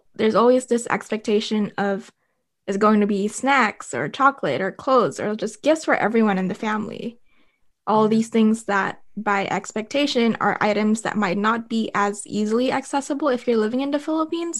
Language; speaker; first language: English; non-native, local second language; Filipino